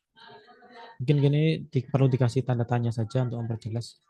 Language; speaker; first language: Indonesian; native; Indonesian